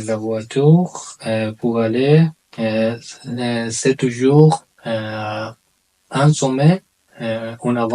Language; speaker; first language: French; non-native, learner; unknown